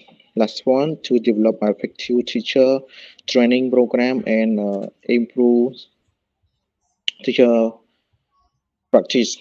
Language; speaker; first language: English; non-native, learner; Khmer